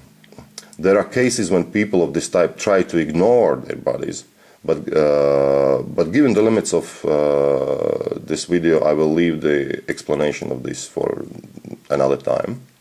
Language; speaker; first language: English; non-native, fluent; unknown